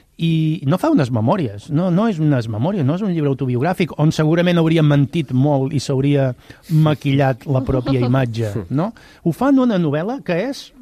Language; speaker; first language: Catalan; native; Catalan